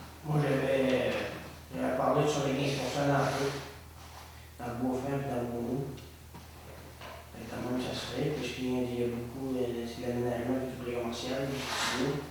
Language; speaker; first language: French; native; French